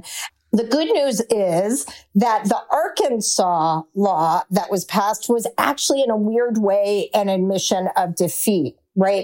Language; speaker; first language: English; native; English